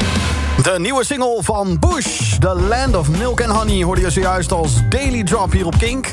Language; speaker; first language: Dutch; native; Dutch